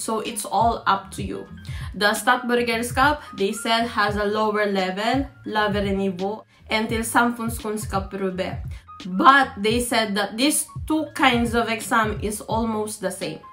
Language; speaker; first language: English; non-native, local second language; Filipino